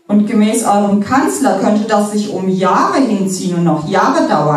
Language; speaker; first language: German; native; German